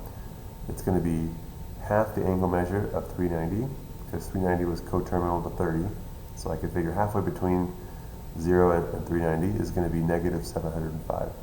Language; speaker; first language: English; native; English